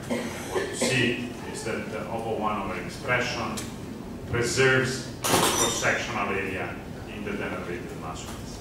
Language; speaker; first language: English; non-native, fluent; Italian